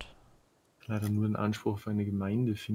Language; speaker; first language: German; native; German